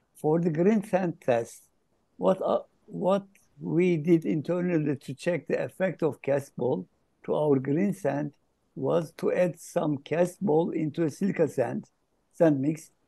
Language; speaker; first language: English; non-native, fluent; Turkish